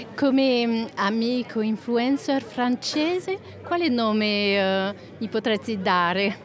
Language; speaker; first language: Italian; non-native, fluent; French